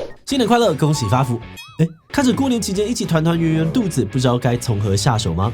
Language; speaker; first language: Chinese; native; Chinese